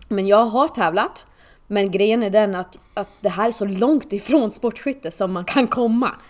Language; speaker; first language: Swedish; native; Swedish